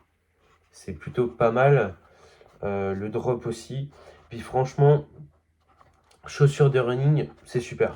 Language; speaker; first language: French; native; French